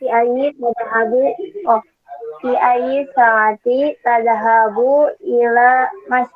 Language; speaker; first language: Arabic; non-native, learner; Indonesian